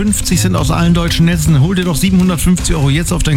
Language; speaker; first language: German; native; German